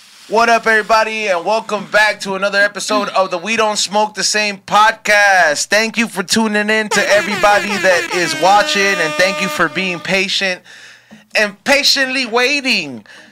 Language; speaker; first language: English; early bilingual, other home language; Spanish